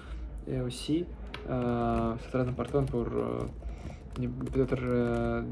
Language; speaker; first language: French; non-native, learner; Russian